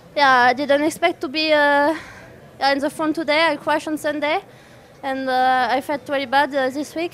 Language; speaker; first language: English; non-native, learner; French